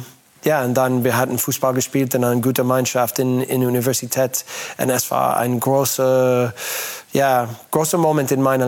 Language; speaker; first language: German; non-native, learner; English